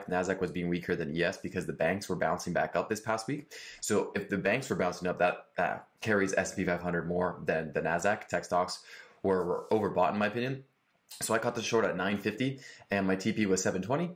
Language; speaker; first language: English; native; English